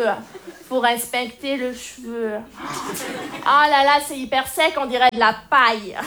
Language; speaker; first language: French; native; French